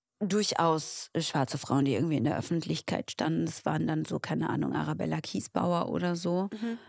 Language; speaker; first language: German; early bilingual, other home language; Tigrinya